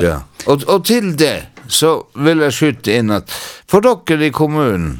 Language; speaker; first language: Norwegian; non-native, local second language; Northern Sami